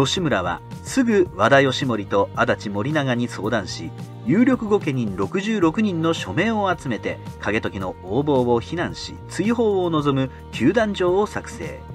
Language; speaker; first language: Japanese; native; Japanese